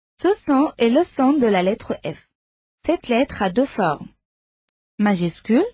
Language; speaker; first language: French; non-native, fluent; Arabic